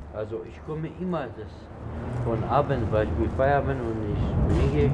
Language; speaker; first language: German; non-native, learner; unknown